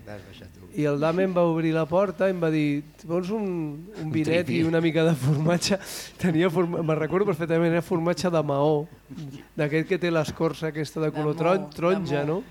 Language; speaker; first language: Catalan; non-native, local second language; Spanish